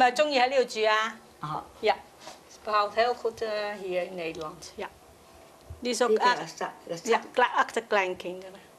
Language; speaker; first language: Dutch; non-native, fluent; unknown